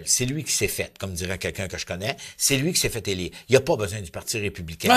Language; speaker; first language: French; native; French